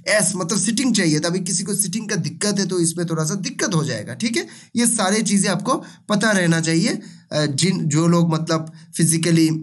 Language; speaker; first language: Hindi; non-native, local second language; Bangla